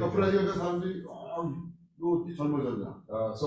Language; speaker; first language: English; non-native, learner; Korean